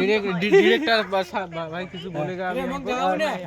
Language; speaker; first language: Hindi; non-native, local second language; Bangla